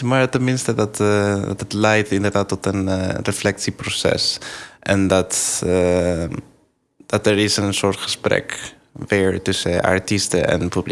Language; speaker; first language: Dutch; non-native, fluent; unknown